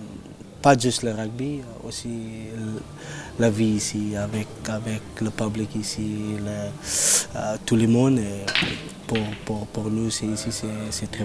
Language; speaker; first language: French; non-native, learner; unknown